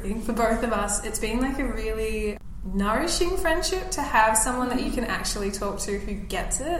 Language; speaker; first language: English; native; English